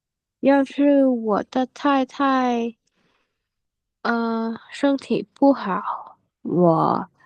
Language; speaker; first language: Chinese; non-native, learner; Vietnamese